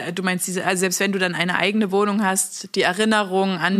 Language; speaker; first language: German; native; German